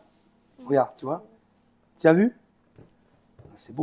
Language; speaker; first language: French; native; French